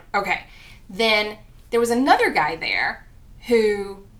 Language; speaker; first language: English; native; English